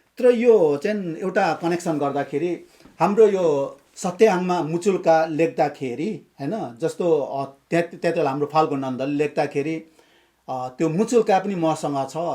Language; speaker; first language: Nepali; non-native, local second language; Limbu